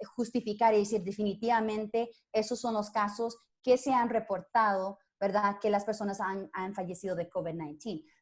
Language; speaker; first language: Spanish; early bilingual, other home language; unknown